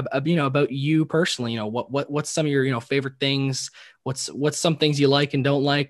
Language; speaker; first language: English; native; English